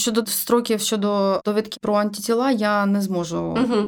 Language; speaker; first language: Ukrainian; native; Ukrainian